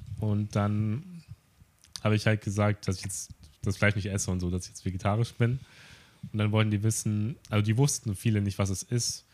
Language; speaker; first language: German; native; German